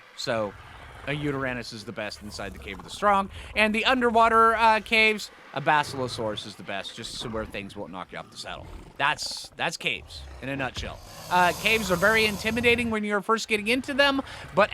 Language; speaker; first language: English; native; English